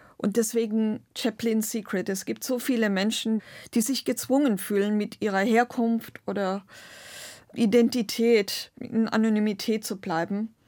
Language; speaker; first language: German; non-native, local second language; Romany